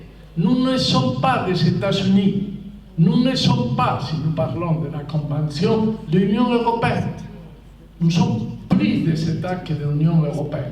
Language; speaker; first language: French; non-native, fluent; Spanish